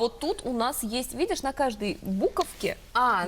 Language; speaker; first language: Russian; native; Russian